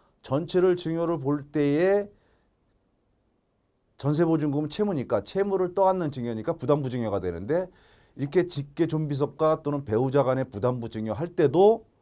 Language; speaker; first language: Korean; native; Korean